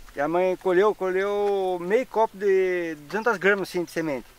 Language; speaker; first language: Portuguese; native; Portuguese